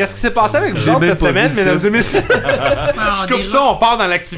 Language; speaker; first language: French; native; French